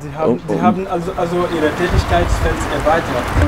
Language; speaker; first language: German; non-native, fluent; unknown